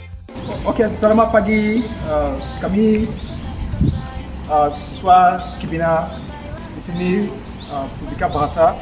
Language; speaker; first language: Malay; non-native, learner; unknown